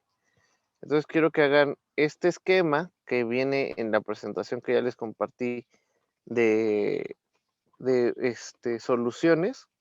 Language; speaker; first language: Spanish; native; Spanish